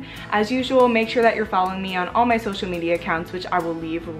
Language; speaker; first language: English; native; English